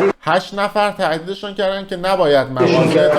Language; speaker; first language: Persian; native; Persian